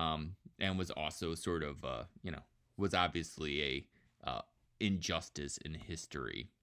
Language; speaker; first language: English; native; English